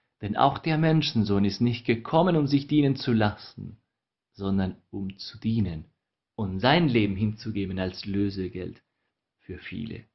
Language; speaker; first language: German; non-native, fluent; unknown